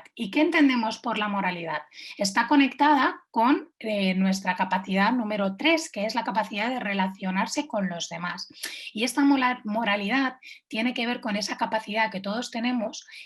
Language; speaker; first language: Spanish; native; Spanish